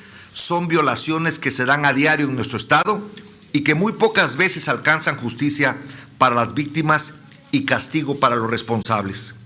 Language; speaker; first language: Spanish; native; Spanish